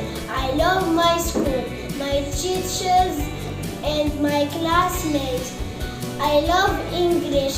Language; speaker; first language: English; non-native, learner; Arabic